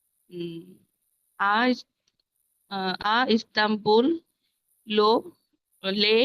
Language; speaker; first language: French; non-native, learner; Bangla